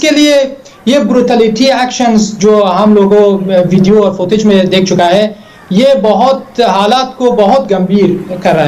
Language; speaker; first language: Hindi; non-native, fluent; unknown